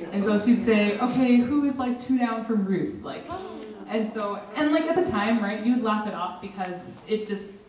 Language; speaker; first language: English; native; English